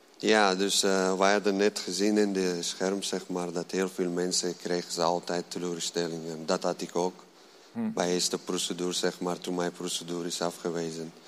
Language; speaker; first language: Dutch; non-native, learner; Persian